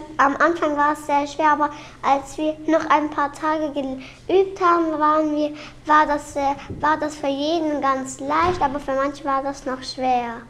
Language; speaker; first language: German; early bilingual, other home language; Turkish